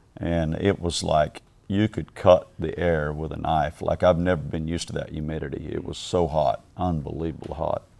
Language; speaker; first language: English; native; English